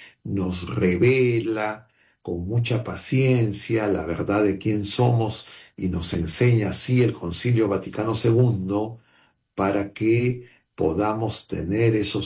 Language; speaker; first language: Spanish; native; Spanish